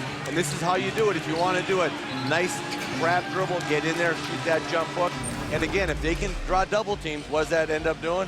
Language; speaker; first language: English; native; English